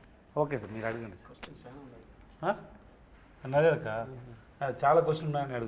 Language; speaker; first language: Telugu; non-native, learner; Tamil